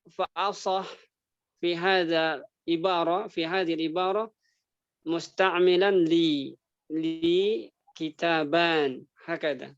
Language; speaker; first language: Arabic; non-native, fluent; Indonesian